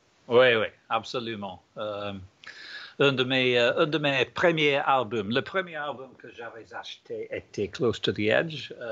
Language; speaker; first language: French; non-native, learner; English